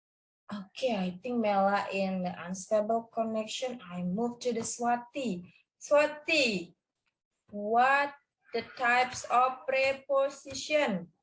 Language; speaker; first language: English; non-native, learner; Indonesian